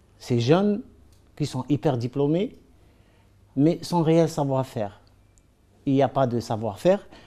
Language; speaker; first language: French; non-native, local second language; Arabic